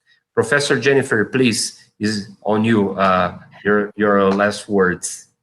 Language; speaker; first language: English; non-native, fluent; Portuguese